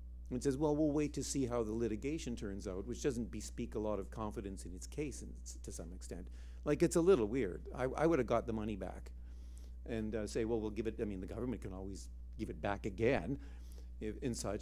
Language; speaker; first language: English; native; English